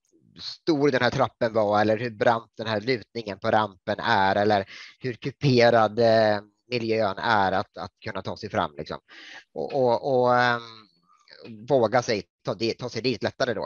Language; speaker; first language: Swedish; native; Swedish